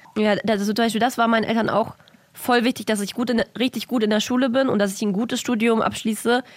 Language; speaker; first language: German; early bilingual, other home language; Russian